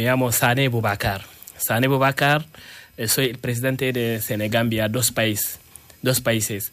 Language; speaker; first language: Spanish; non-native, learner; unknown